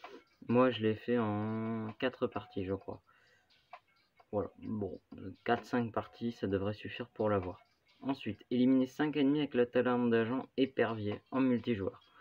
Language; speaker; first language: French; native; French